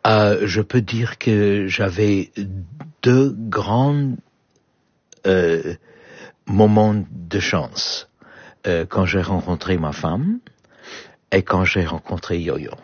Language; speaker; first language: French; non-native, fluent; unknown